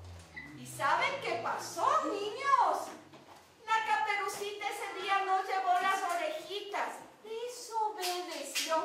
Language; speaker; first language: Spanish; native; Spanish